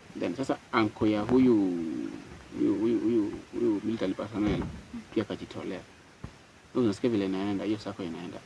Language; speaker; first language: Swahili; non-native, local second language; Luo (Kenya and Tanzania)